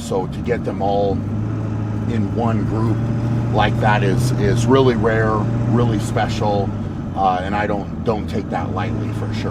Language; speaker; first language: English; native; English